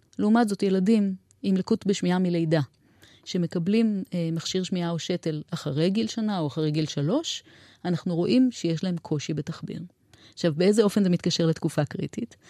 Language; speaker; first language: Hebrew; native; Hebrew